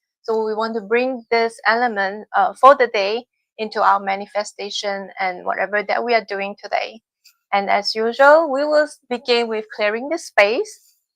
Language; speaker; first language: English; non-native, fluent; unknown